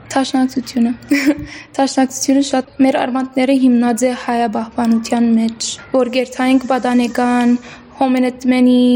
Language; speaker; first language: Armenian; early bilingual, heritage; Armenian